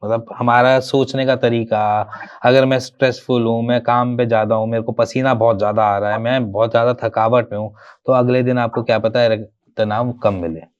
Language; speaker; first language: Hindi; native; Hindi